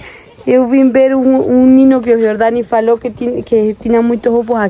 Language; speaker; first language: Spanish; non-native, learner; Portuguese